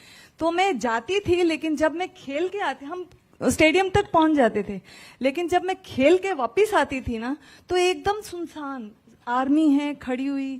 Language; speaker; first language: Hindi; non-native, local second language; Punjabi